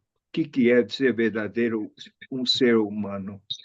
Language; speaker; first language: Portuguese; non-native, fluent; Chinese